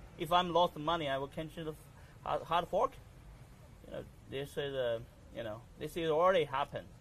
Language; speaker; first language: English; non-native, learner; Chinese